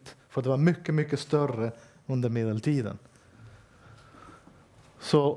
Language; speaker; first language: Swedish; non-native, fluent; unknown